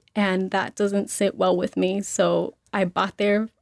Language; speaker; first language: English; early bilingual, other home language; Spanish